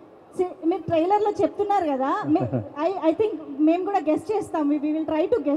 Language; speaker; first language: Telugu; native; Telugu